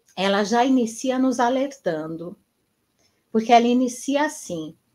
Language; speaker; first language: Portuguese; native; Portuguese